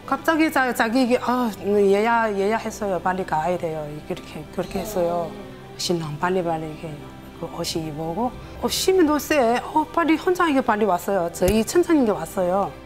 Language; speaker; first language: Korean; non-native, learner; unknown